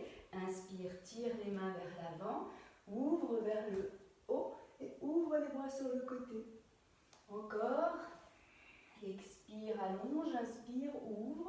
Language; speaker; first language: French; native; French